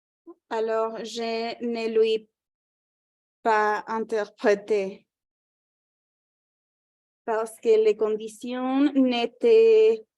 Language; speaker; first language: French; non-native, fluent; Spanish